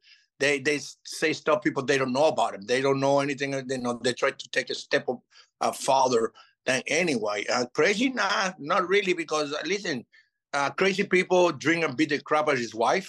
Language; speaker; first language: English; non-native, fluent; Spanish